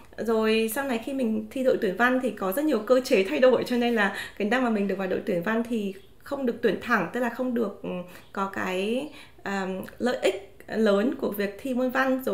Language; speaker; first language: Vietnamese; native; Vietnamese